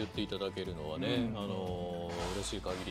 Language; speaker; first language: Japanese; native; Japanese